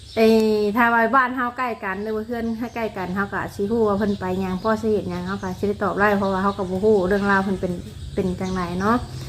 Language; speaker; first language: Thai; native; Thai